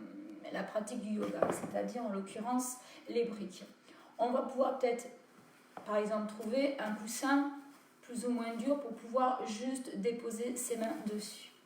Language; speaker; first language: French; native; French